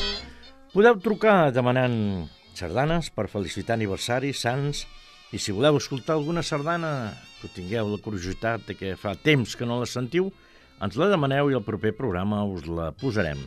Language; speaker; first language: Catalan; native; Catalan